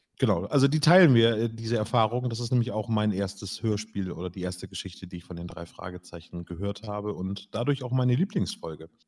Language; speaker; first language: German; native; German